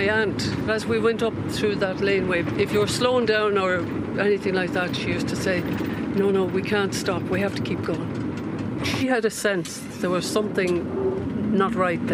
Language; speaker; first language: English; native; English